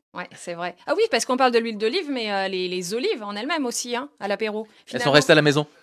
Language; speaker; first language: French; native; French